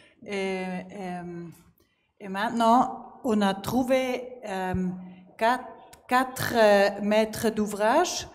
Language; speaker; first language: French; non-native, learner; German